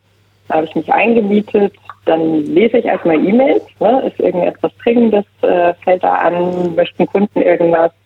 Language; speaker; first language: German; native; German